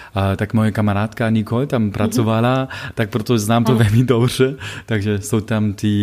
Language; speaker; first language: Czech; non-native, fluent; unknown